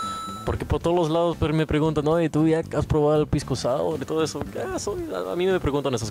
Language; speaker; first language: Spanish; non-native, fluent; German